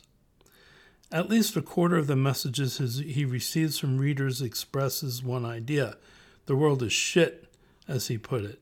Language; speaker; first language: English; native; English